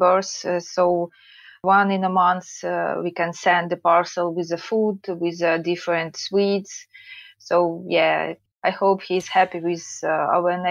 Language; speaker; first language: English; non-native, learner; Ukrainian